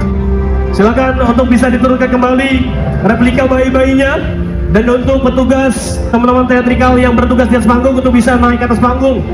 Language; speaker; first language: Indonesian; native; Indonesian